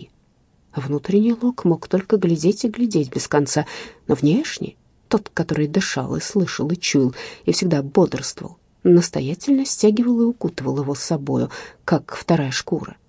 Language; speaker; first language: Russian; native; Russian